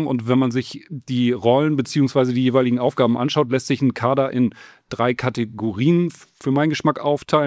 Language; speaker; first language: German; native; German